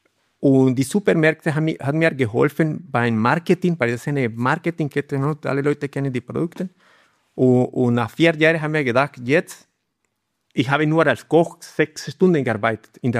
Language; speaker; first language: German; non-native, learner; Spanish